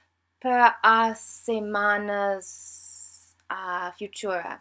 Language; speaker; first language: Portuguese; non-native, learner; English